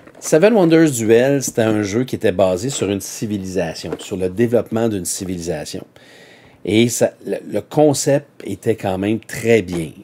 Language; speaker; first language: French; native; French